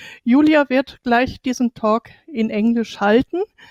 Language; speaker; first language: German; native; German